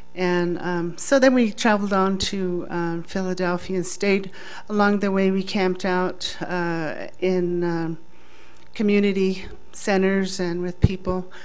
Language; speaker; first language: English; native; English